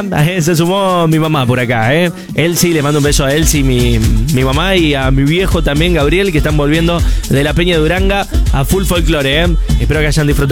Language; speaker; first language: Spanish; native; Spanish